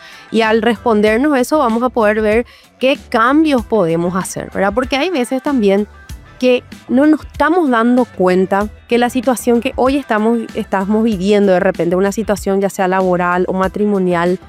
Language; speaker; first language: Spanish; native; Spanish